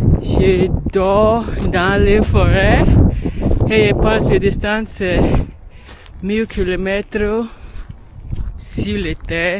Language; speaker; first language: French; non-native, learner; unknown